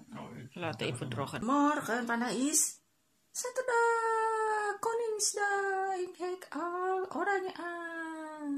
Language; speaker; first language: Dutch; non-native, learner; Indonesian